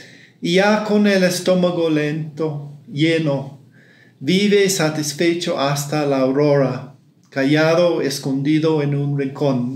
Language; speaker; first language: Spanish; non-native, fluent; English